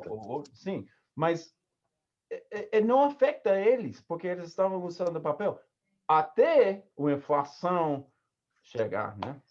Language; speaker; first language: Portuguese; non-native, learner; English